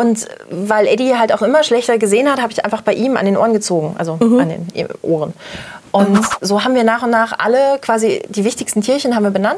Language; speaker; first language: German; native; German